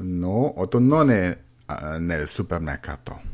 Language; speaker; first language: Italian; non-native, learner; German